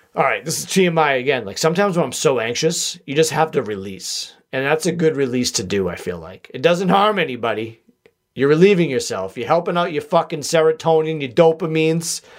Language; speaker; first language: English; native; English